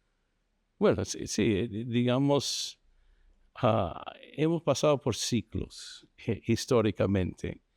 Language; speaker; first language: Spanish; non-native, fluent; English